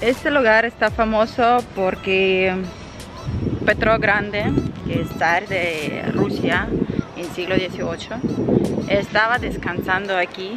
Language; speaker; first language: Spanish; non-native, fluent; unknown